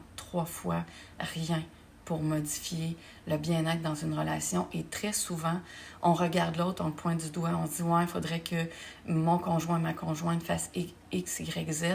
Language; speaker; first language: French; native; French